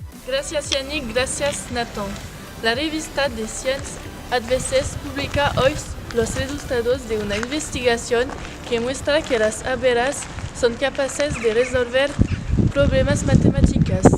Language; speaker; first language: Spanish; non-native, learner; French